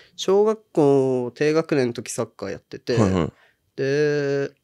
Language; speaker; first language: Japanese; native; Japanese